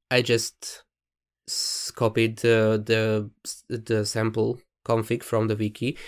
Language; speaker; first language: English; non-native, fluent; Hungarian